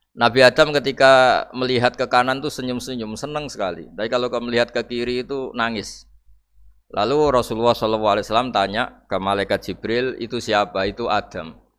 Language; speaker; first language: Indonesian; non-native, local second language; Javanese